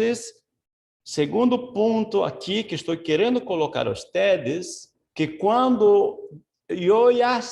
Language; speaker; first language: Portuguese; non-native, fluent; Spanish